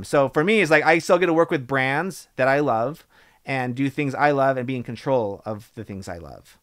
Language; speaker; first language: English; native; English